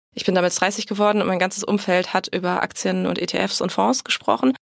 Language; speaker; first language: German; native; German